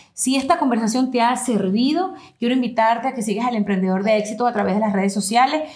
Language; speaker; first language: Spanish; native; Spanish